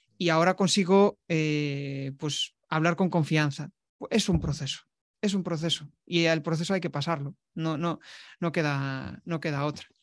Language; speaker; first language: Spanish; native; Spanish